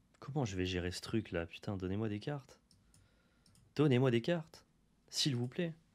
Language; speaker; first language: French; native; French